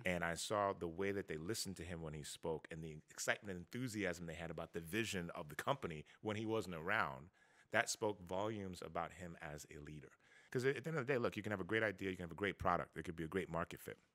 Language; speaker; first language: English; native; English